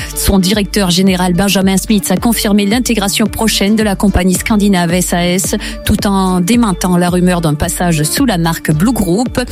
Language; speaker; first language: French; native; French